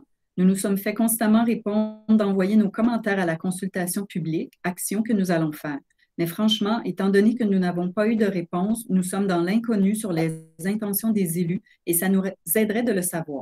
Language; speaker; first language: French; native; French